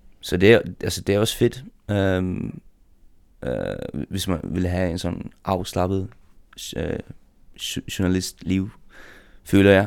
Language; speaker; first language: Danish; non-native, local second language; Faroese